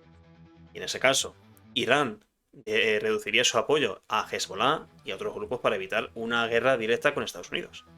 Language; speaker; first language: Spanish; native; Spanish